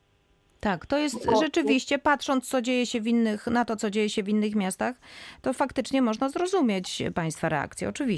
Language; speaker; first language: Polish; native; Polish